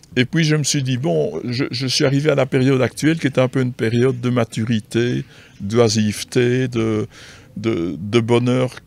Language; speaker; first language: French; native; French